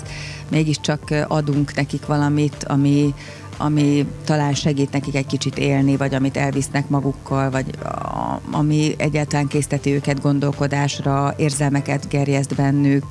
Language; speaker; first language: Hungarian; native; Hungarian